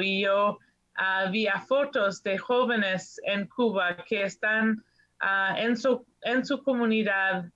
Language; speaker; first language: Spanish; non-native, learner; English